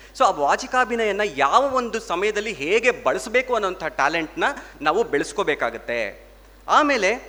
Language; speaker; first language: Kannada; non-native, local second language; Telugu